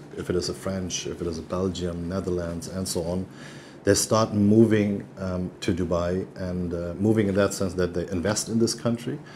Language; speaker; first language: English; non-native, fluent; German